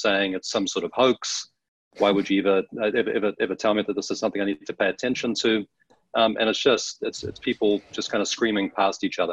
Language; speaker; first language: English; native; English